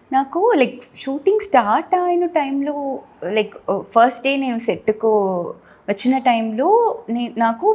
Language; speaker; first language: Telugu; non-native, learner; Tamil